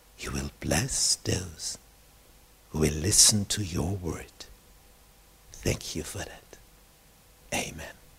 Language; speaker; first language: English; non-native, fluent; German